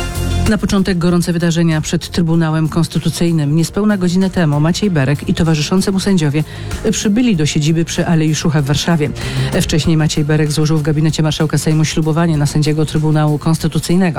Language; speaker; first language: Polish; native; Polish